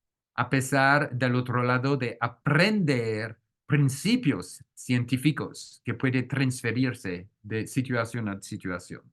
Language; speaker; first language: Spanish; non-native, fluent; French